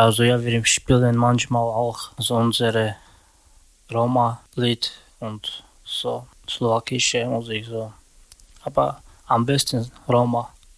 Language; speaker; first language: German; non-native, learner; Romany